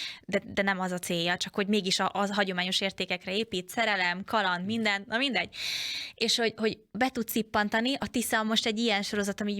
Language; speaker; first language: Hungarian; native; Hungarian